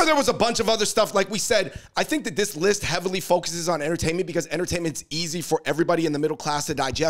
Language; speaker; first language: English; native; English